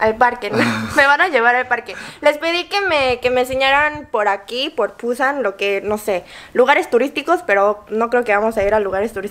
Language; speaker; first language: Spanish; early bilingual, other home language; Korean